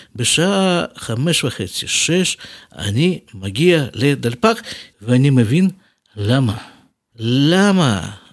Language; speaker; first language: Hebrew; non-native, fluent; Russian